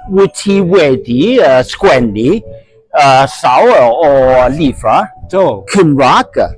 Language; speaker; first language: Welsh; non-native, learner; Cantonese